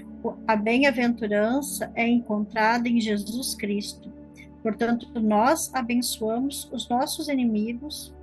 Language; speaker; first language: Portuguese; native; Portuguese